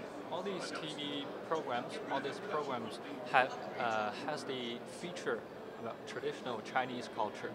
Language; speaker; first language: English; non-native, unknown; Chinese